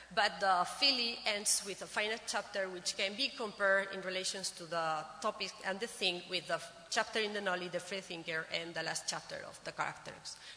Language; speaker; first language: English; non-native, fluent; Spanish